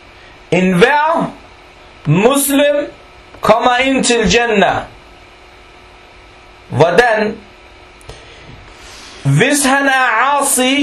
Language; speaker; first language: Danish; early bilingual, other home language; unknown